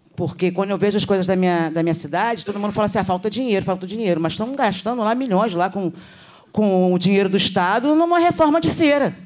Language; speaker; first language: Portuguese; native; Portuguese